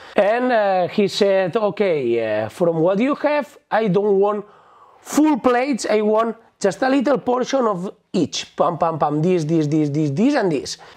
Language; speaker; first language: English; non-native, fluent; Spanish